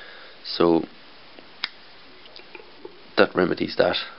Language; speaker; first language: English; native; English